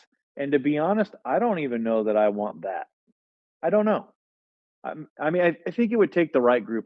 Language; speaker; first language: English; native; English